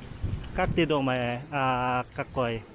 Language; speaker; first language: Russian; non-native, learner; Filipino